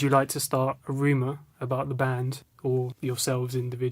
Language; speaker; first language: English; native; English